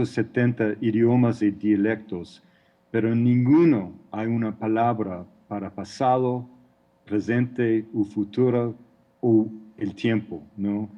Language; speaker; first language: Spanish; non-native, fluent; English